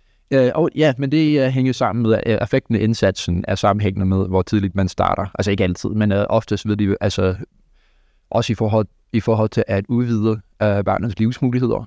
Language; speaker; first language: Danish; non-native, fluent; English